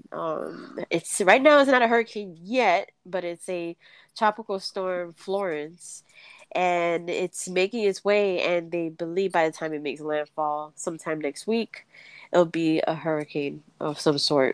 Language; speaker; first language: English; native; English